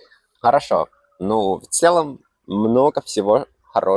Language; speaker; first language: Russian; non-native, fluent; Finnish